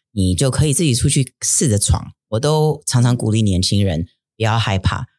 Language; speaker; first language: Chinese; early bilingual, heritage; Chinese